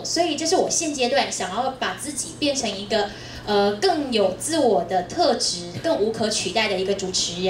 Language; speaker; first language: Chinese; native; Chinese